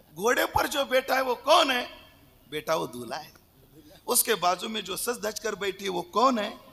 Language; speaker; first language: Hindi; non-native, local second language; Marathi